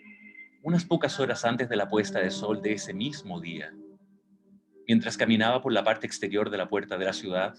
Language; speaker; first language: Spanish; native; Spanish